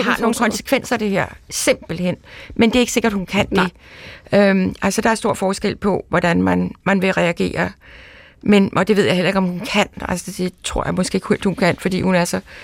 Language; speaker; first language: Danish; native; Danish